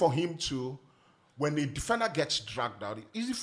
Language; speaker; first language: English; non-native, local second language; Ibibio